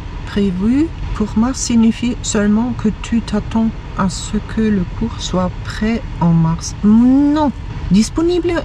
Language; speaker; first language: French; non-native, fluent; German